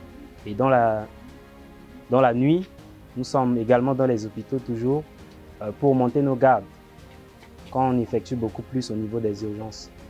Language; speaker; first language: French; non-native, local second language; Sango